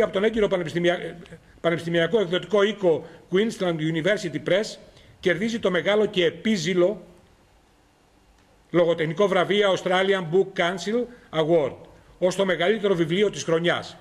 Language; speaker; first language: Greek; native; Greek